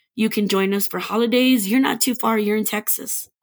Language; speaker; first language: English; native; English